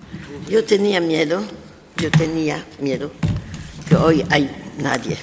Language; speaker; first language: Spanish; non-native, learner; French